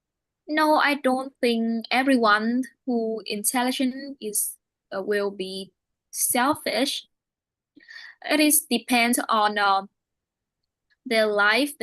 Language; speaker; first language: English; non-native, learner; Vietnamese